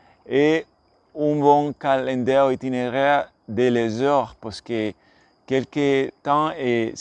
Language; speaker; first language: French; non-native, learner; English